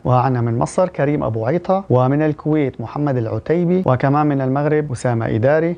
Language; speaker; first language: Arabic; early bilingual, heritage; Arabic